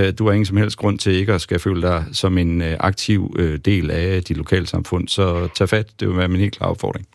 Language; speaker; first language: Danish; native; Danish